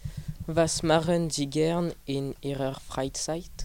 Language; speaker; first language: German; non-native, learner; French